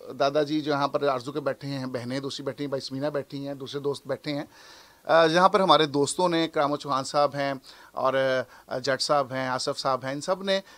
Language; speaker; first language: Urdu; non-native, local second language; Punjabi